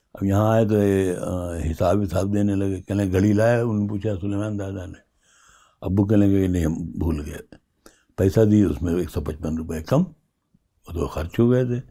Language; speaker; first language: Hindi; native; Hindi